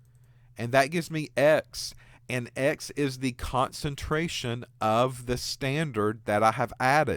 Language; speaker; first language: English; native; English